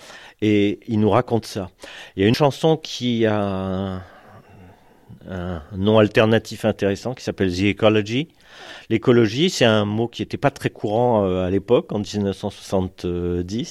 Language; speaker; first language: French; native; French